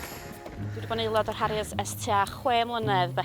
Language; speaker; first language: Welsh; native; Welsh